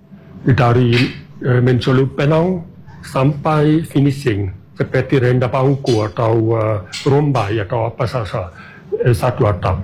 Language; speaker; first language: Indonesian; non-native, fluent; German